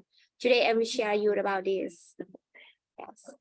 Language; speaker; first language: English; non-native, learner; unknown